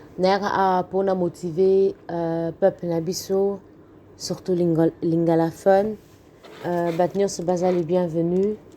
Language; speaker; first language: Lingala; native; Lingala